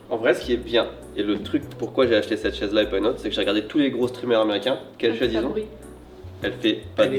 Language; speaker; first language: French; native; French